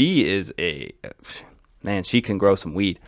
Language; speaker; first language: English; native; English